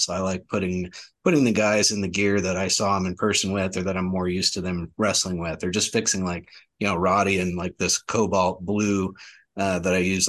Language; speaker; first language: English; native; English